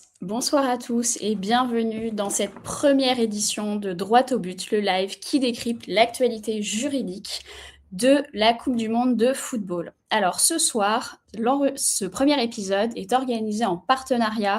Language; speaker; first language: French; native; French